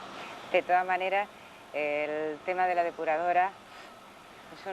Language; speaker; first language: Spanish; native; Spanish